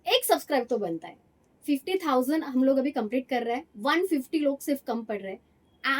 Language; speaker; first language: Hindi; non-native, local second language; Marathi